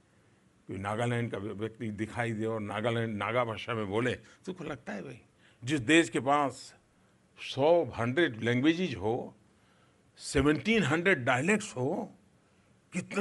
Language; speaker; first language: Hindi; non-native, local second language; Gujarati